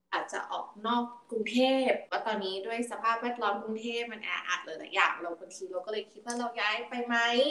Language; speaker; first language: Thai; early bilingual, heritage; Thai